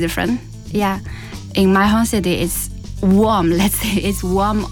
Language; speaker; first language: English; non-native, fluent; Chinese